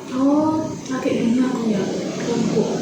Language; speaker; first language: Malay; non-native, local second language; Javanese